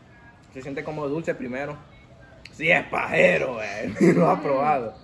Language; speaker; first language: Spanish; native; Spanish